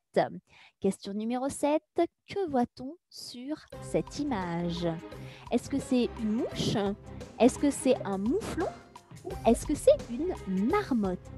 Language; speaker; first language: French; native; French